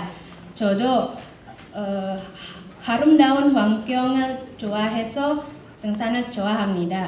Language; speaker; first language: Korean; non-native, learner; Indonesian